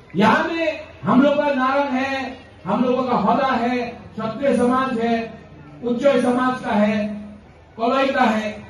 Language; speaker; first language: Hindi; non-native, local second language; Kok Borok